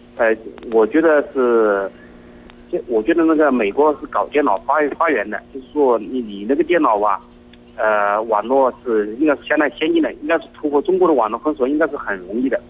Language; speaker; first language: Chinese; native; Chinese